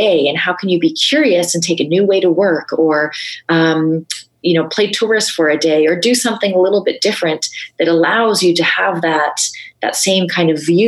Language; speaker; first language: English; native; English